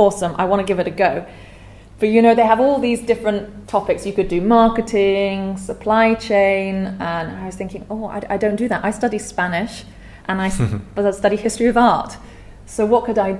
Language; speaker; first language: English; native; English